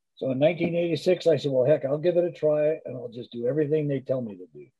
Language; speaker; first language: English; native; English